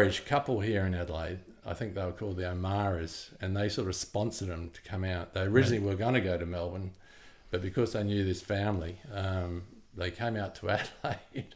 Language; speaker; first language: English; native; English